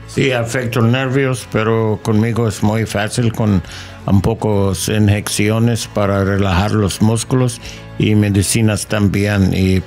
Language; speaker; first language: Spanish; non-native, learner; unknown